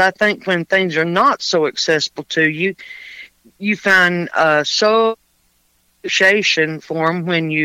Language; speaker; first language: English; native; English